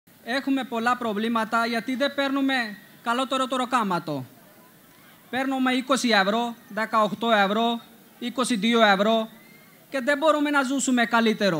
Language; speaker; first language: Greek; non-native, learner; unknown